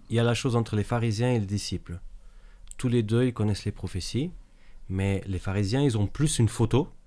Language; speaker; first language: French; native; French